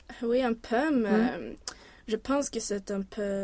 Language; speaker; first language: French; non-native, learner; Swedish